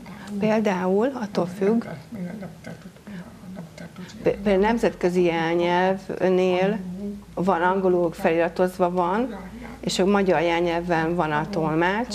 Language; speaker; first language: Hungarian; non-native, local second language; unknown